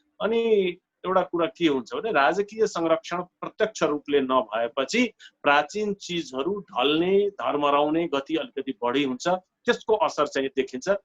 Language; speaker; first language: Nepali; non-native, local second language; Maithili